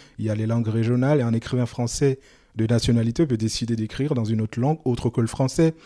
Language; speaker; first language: French; non-native, local second language; Soninke